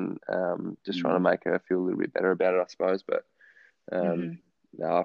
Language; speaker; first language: English; native; English